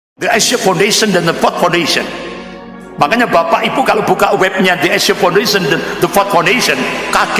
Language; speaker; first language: Indonesian; non-native, local second language; Javanese